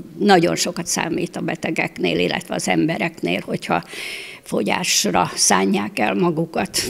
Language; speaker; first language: Hungarian; native; Hungarian